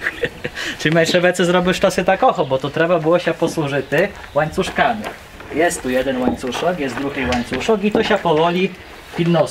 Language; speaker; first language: Polish; non-native, local second language; Rusyn